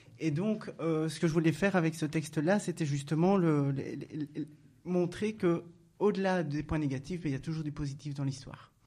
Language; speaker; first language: French; native; French